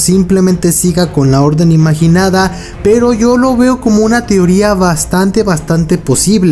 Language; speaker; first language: Spanish; native; Spanish